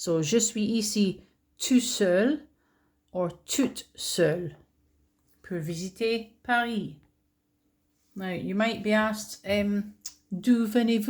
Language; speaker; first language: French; non-native, fluent; English